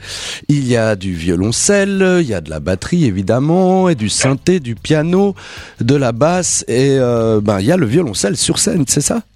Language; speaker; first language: French; native; French